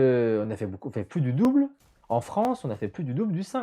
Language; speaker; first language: French; native; French